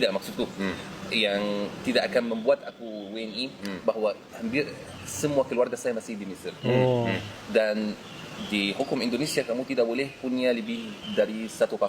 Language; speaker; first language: Indonesian; non-native, fluent; Arabic